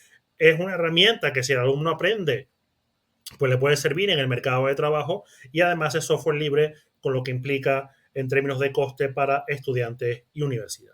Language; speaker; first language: Spanish; native; Spanish